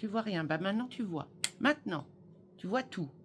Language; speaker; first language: French; native; French